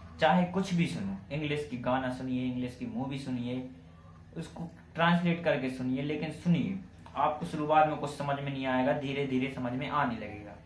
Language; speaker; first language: Hindi; native; Hindi